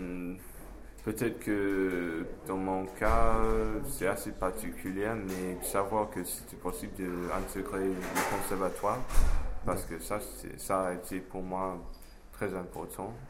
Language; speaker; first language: French; non-native, fluent; English